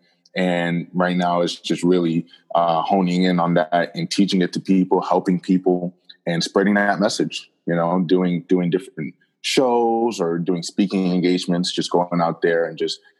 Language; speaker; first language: English; native; English